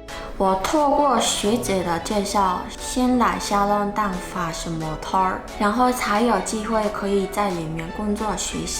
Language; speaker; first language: Chinese; non-native, fluent; Mongolian